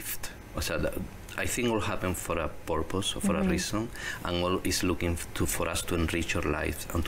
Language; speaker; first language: English; non-native, learner; Spanish